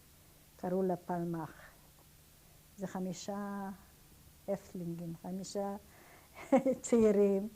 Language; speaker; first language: Hebrew; non-native, fluent; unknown